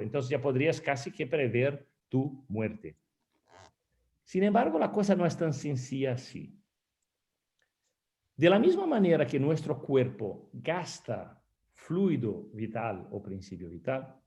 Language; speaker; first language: Spanish; non-native, fluent; Portuguese